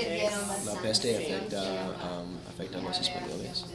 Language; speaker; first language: Spanish; non-native, fluent; English